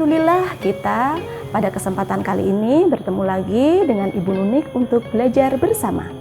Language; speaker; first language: Indonesian; native; Indonesian